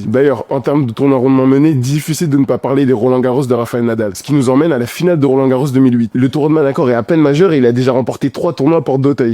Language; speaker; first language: French; native; French